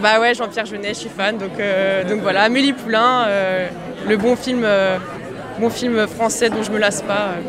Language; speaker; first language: French; native; French